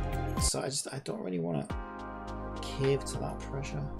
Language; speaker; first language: English; native; English